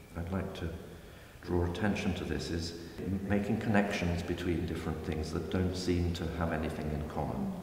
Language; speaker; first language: English; native; English